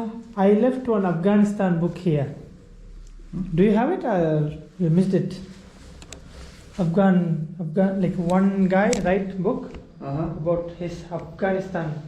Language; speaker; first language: English; non-native, local second language; Tamil